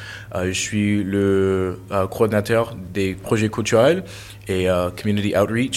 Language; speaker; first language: French; non-native, fluent; English